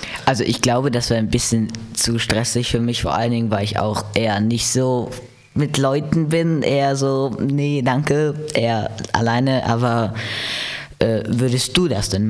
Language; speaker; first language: German; native; German